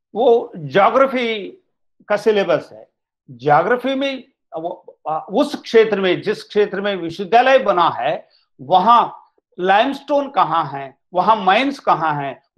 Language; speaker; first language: Hindi; non-native, local second language; Kannada